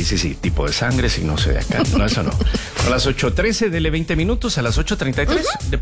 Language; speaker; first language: Spanish; native; Spanish